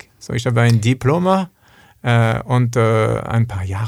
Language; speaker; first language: German; non-native, learner; French